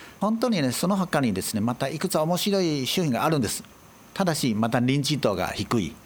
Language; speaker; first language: Japanese; non-native, fluent; Chinese